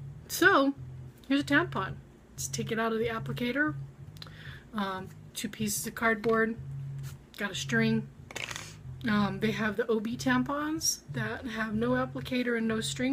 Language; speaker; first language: English; native; English